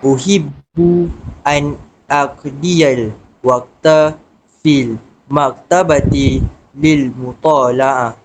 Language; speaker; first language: Arabic; non-native, learner; Malay